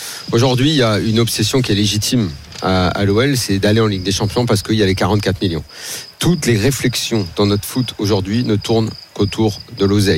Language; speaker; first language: French; native; French